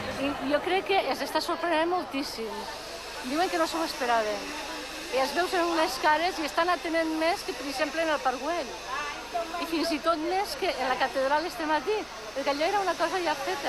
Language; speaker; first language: Catalan; native; Catalan